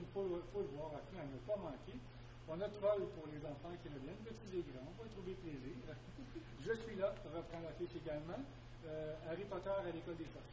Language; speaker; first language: French; native; French